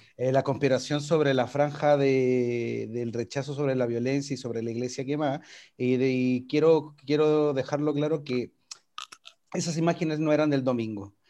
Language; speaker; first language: Spanish; native; Spanish